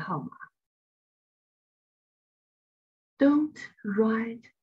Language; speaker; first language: Chinese; native; Chinese